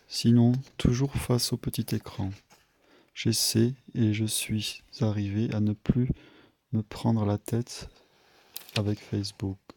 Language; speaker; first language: French; native; French